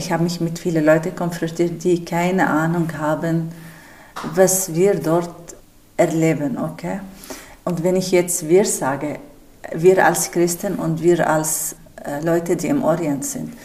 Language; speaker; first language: German; non-native, fluent; Arabic